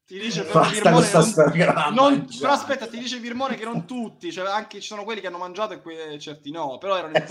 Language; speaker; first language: Italian; native; Italian